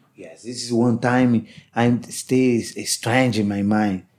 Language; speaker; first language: English; non-native, learner; Portuguese